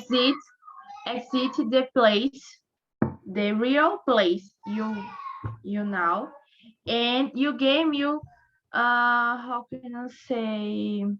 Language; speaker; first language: English; non-native, learner; Portuguese